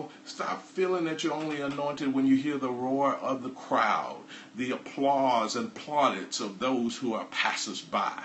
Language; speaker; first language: English; native; English